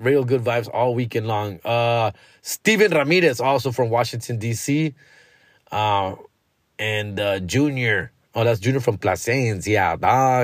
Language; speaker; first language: English; early bilingual, other home language; Spanish